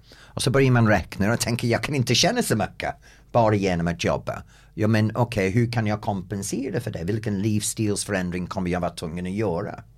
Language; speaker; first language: Swedish; non-native, fluent; English